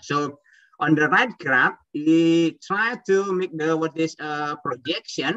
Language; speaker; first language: English; non-native, fluent; Indonesian